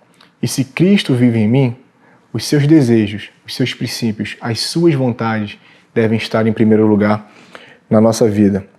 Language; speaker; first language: Portuguese; native; Portuguese